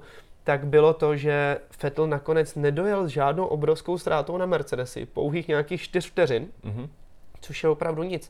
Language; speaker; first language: Czech; native; Czech